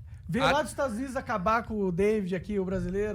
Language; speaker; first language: Portuguese; native; Portuguese